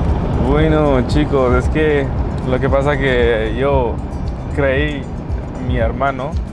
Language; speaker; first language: Spanish; non-native, fluent; Hindi